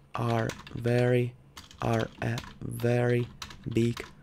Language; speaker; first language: English; non-native, learner; Russian